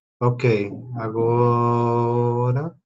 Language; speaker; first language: Portuguese; non-native, fluent; Spanish